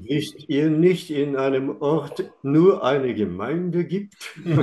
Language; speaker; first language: German; non-native, fluent; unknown